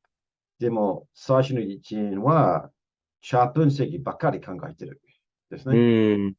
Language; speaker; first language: Japanese; non-native, fluent; English